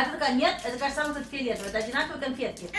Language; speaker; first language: Russian; native; Russian